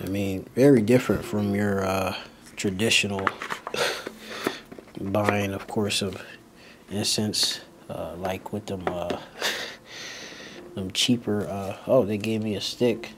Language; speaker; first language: English; native; English